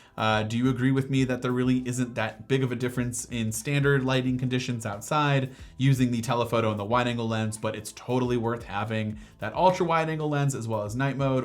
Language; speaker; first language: English; native; English